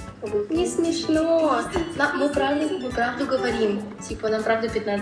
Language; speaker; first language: Russian; native; Russian